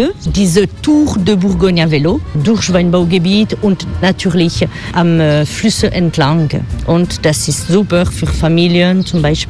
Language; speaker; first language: German; non-native, fluent; French